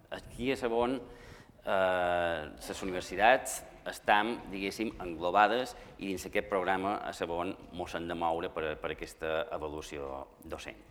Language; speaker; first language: Catalan; native; Catalan